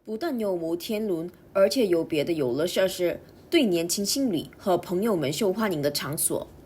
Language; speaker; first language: Chinese; non-native, learner; Korean